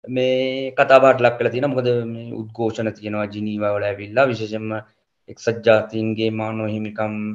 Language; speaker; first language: Sinhala; native; Sinhala